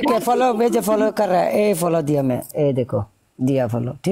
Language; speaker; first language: Hindi; non-native, fluent; Bangla